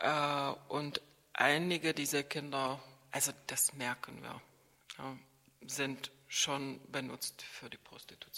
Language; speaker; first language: German; non-native, fluent; Czech